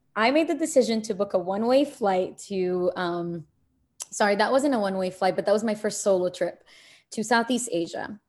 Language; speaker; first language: English; early bilingual, other home language; Arabic